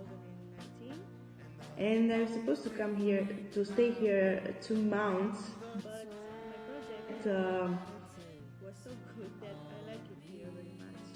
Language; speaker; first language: English; non-native, learner; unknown